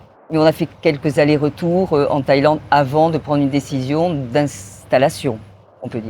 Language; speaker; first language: French; native; French